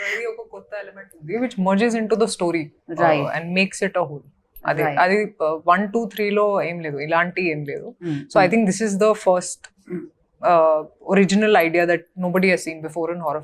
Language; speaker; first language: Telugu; non-native, fluent; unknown